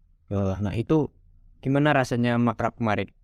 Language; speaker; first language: Indonesian; native; Indonesian